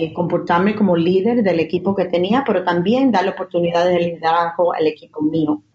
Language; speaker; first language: Spanish; early bilingual, heritage; Spanish